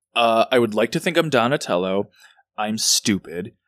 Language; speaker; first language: English; native; English